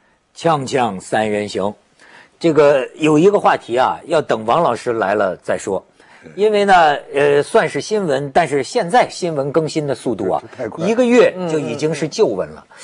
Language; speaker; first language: Chinese; native; Chinese